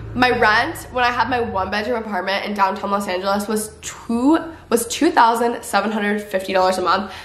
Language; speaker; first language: English; native; English